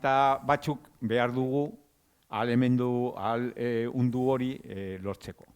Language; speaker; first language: Basque; non-native, local second language; Spanish